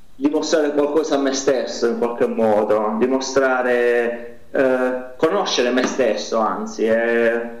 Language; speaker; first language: Italian; native; Italian